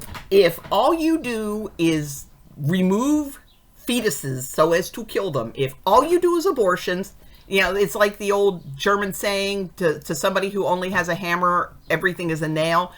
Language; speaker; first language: English; native; English